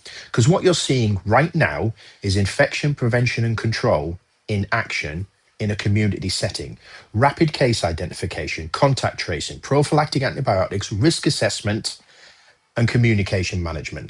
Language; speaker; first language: English; native; English